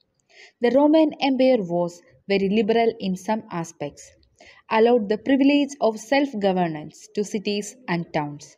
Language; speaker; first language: English; non-native, local second language; Malayalam